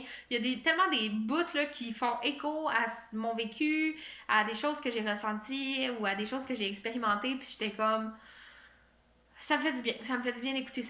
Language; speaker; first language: French; native; French